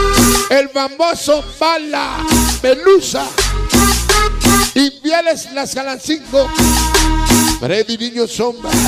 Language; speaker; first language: Spanish; native; Spanish